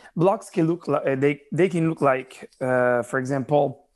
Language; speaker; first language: English; non-native, fluent; Italian